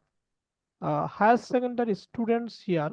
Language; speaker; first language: English; non-native, learner; Bangla